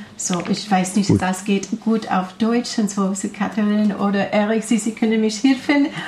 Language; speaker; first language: German; non-native, learner; French